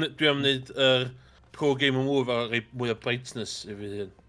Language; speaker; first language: Welsh; native; Welsh